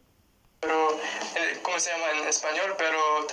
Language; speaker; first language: Spanish; non-native, learner; English